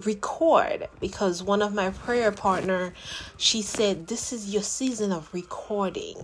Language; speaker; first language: English; non-native, fluent; Haitian Creole